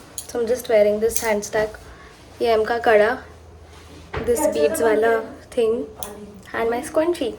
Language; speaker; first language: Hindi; native; Hindi